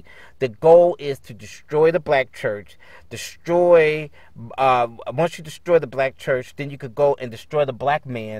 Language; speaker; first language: English; native; English